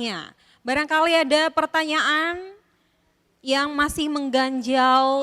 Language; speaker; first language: Indonesian; native; Indonesian